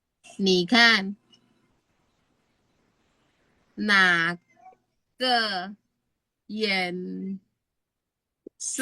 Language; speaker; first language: Chinese; non-native, learner; Indonesian